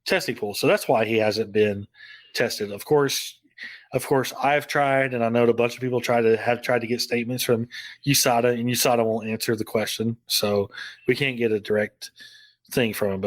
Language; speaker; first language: English; native; English